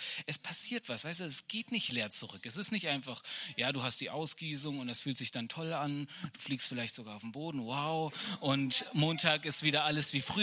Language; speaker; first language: German; native; German